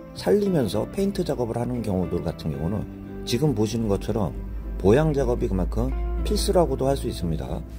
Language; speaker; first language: Korean; native; Korean